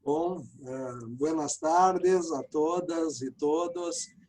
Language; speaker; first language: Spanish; non-native, learner; Portuguese